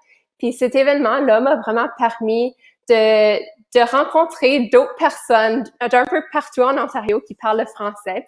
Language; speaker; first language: French; native; French